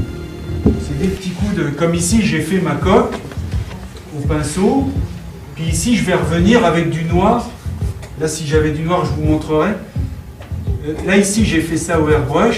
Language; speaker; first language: French; native; French